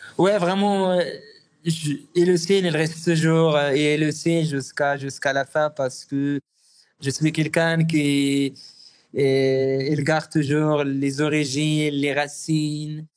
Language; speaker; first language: French; non-native, learner; Arabic